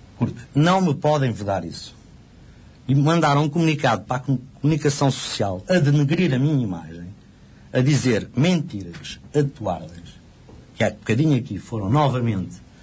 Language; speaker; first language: Portuguese; native; Portuguese